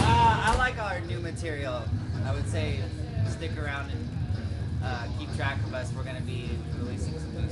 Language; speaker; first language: English; native; English